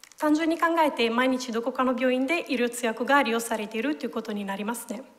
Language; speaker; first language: Japanese; non-native, fluent; Italian